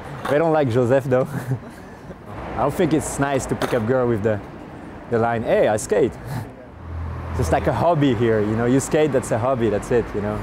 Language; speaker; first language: English; non-native, fluent; French